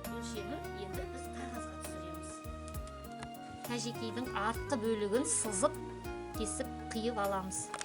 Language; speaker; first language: Kazakh; native; Kazakh